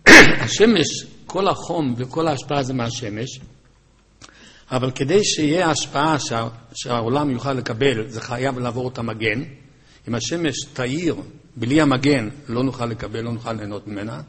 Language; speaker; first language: Hebrew; native; Hebrew